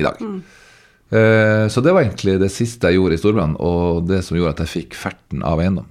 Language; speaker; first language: Norwegian; native; Norwegian